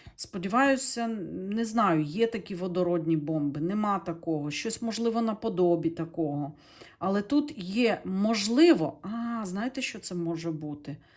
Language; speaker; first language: Ukrainian; non-native, local second language; Russian